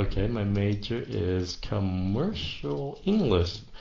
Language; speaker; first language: English; non-native, fluent; Vietnamese